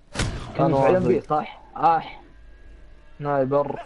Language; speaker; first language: English; non-native, local second language; Arabic